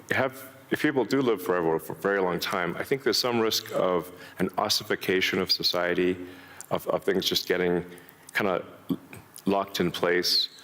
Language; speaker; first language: English; early bilingual, other home language; Afrikaans